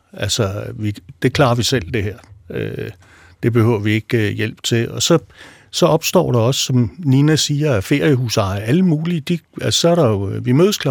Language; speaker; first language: Danish; native; Danish